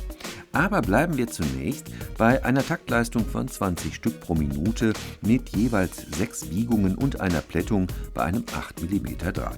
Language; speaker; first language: German; native; German